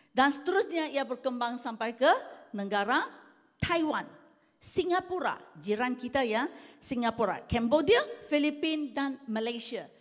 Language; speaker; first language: Malay; non-native, local second language; Chinese